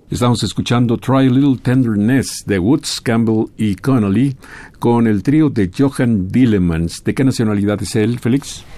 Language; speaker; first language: Spanish; native; Spanish